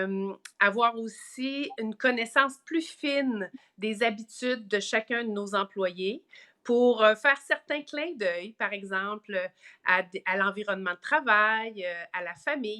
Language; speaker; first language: French; native; French